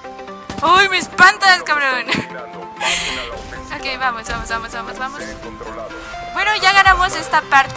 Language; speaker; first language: Spanish; native; Spanish